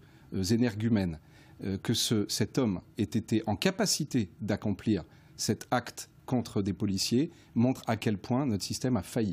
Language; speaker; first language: French; native; French